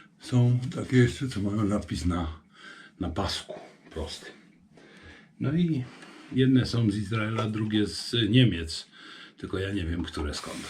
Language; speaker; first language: Polish; native; Polish